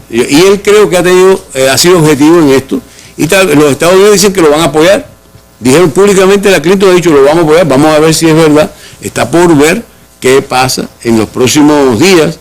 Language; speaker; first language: Spanish; native; Spanish